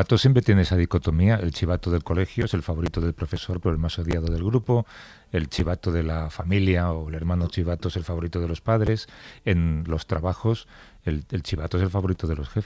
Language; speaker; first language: Spanish; native; Spanish